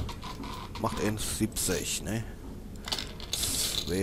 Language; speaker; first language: German; native; German